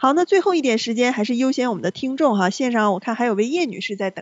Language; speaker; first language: Chinese; native; Chinese